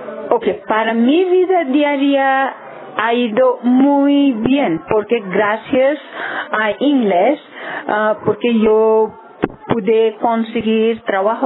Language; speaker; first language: Spanish; non-native, learner; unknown